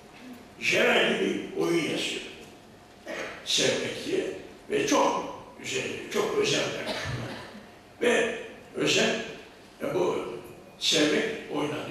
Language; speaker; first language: Turkish; native; Turkish